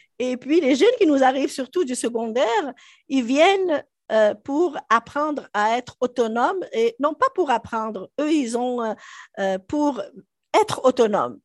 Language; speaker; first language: French; non-native, local second language; Arabic